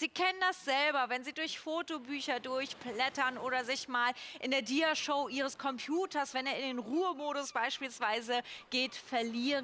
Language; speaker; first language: German; native; German